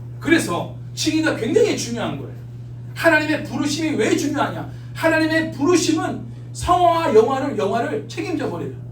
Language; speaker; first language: Korean; native; Korean